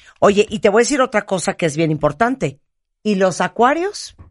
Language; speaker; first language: Spanish; native; Spanish